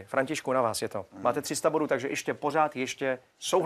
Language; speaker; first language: Czech; native; Czech